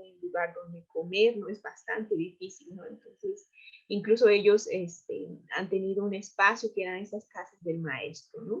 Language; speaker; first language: Spanish; native; Spanish